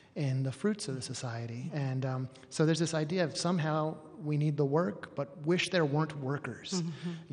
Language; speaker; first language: English; native; English